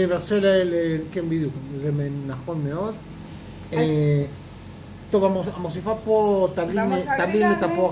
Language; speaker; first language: Hebrew; non-native, fluent; Spanish